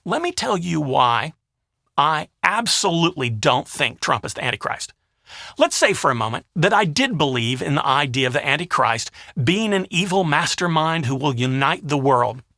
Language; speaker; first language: English; native; English